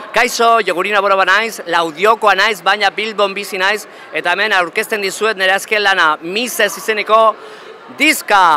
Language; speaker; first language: Basque; non-native, local second language; Spanish